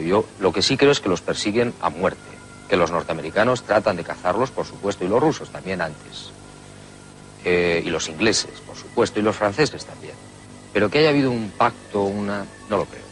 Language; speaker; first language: Spanish; native; Spanish